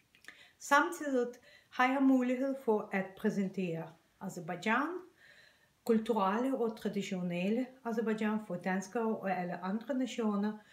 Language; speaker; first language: Danish; non-native, fluent; Azerbaijani